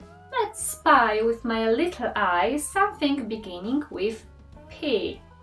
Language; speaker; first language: English; non-native, fluent; Polish